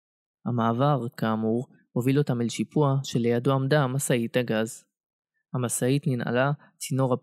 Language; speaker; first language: Hebrew; native; Hebrew